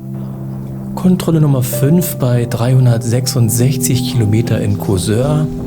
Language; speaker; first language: German; native; German